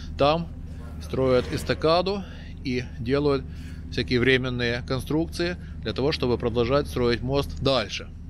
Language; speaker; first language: Russian; native; Russian